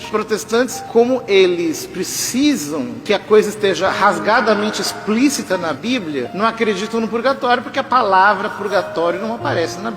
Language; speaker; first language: Portuguese; native; Portuguese